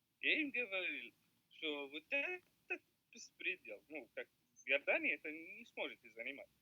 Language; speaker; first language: Russian; non-native, learner; Arabic